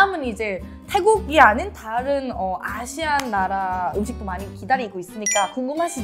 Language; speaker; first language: Korean; non-native, fluent; Thai